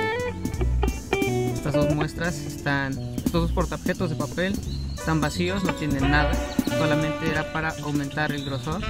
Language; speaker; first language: Spanish; native; Spanish